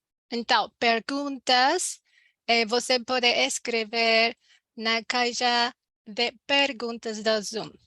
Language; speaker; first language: Portuguese; non-native, learner; Spanish